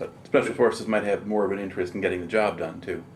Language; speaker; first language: English; native; English